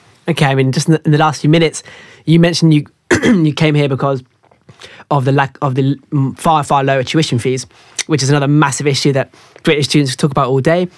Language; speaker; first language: English; native; English